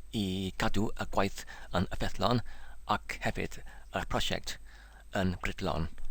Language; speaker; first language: Welsh; non-native, learner; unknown